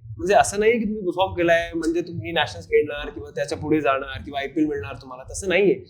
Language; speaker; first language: Marathi; non-native, fluent; Hindi